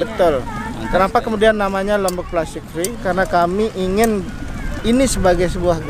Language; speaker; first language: Indonesian; native; Indonesian